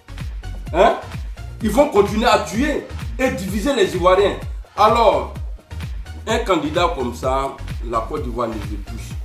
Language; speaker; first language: French; native; French